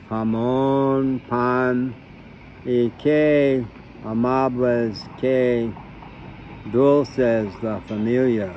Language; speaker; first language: Spanish; non-native, learner; English